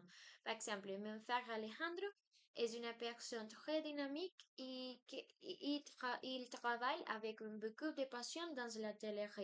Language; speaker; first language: French; non-native, learner; Spanish